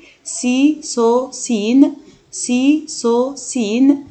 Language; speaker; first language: English; non-native, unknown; Arabic